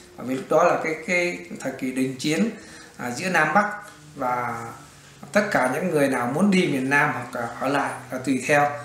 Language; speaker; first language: Vietnamese; native; Vietnamese